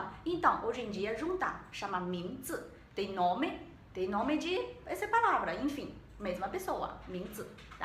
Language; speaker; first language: Portuguese; non-native, learner; Chinese